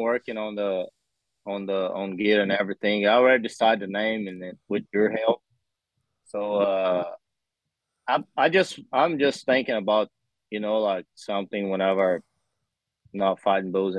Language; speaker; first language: English; non-native, fluent; Portuguese